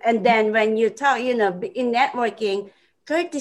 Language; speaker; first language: English; non-native, local second language; Filipino